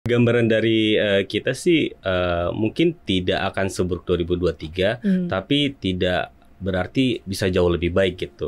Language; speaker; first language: Indonesian; native; Indonesian